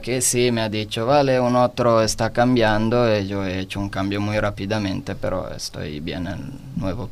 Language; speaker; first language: Spanish; non-native, learner; Italian